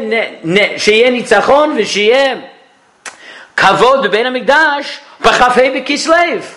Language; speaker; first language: Hebrew; non-native, fluent; English